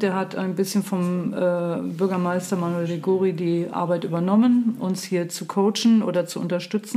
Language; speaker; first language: German; native; German